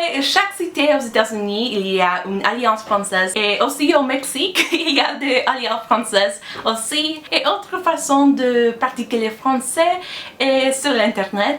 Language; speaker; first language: French; non-native, fluent; English